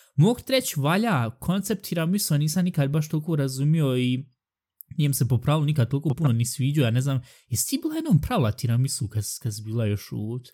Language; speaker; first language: Bosnian; early bilingual, heritage; Bosnian